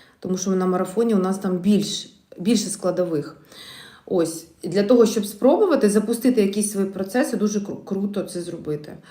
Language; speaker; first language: Ukrainian; non-native, local second language; Russian